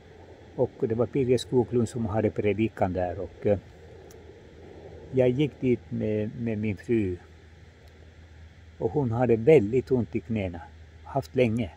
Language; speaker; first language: Swedish; non-native, fluent; Finnish